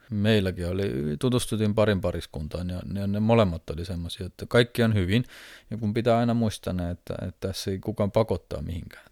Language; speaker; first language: Finnish; non-native, fluent; Estonian